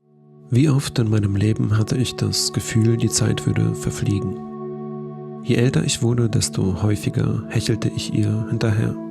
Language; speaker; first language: German; native; German